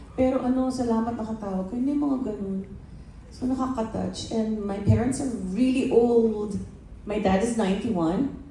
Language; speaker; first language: Filipino; native; Filipino